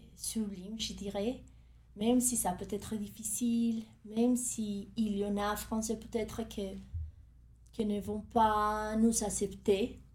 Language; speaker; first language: French; non-native, fluent; Spanish